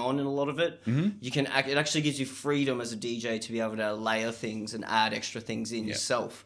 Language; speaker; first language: English; native; English